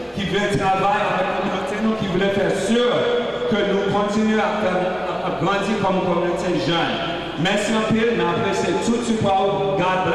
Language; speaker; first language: French; non-native, local second language; Haitian Creole